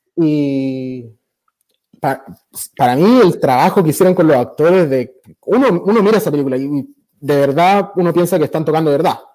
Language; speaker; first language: Spanish; native; Spanish